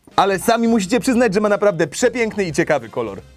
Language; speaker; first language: Polish; native; Polish